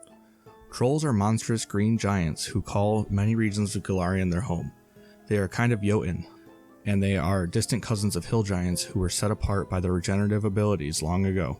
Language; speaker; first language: English; native; English